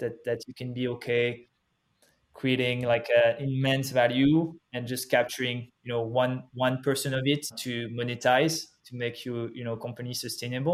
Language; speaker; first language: English; non-native, fluent; French